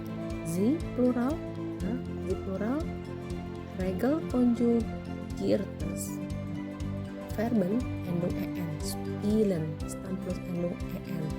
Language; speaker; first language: German; non-native, fluent; Indonesian